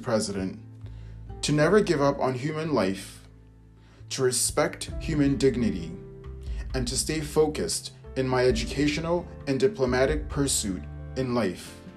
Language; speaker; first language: English; native; English